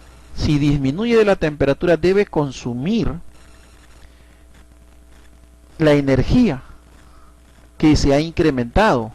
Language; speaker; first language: Spanish; native; Spanish